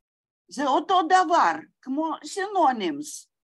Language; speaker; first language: Hebrew; non-native, learner; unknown